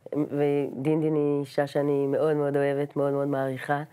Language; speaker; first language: Hebrew; native; Hebrew